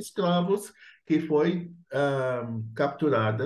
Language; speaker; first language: Portuguese; non-native, fluent; English